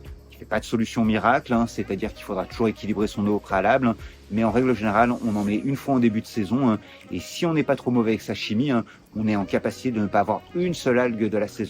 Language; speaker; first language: French; native; French